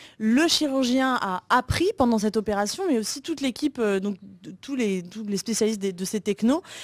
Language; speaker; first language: French; native; French